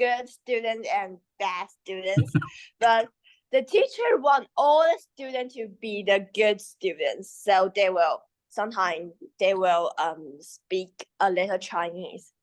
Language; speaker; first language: English; non-native, learner; Chinese